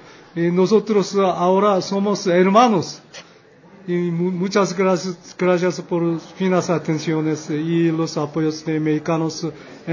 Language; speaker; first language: Spanish; non-native, fluent; Korean